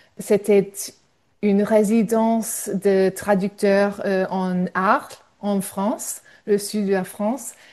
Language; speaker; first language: French; non-native, fluent; English